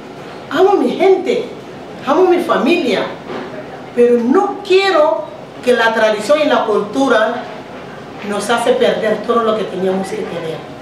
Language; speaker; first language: Spanish; non-native, fluent; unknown